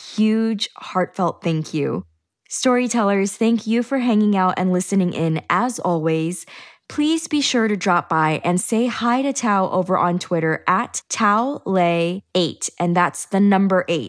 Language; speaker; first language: English; early bilingual, other home language; Chinese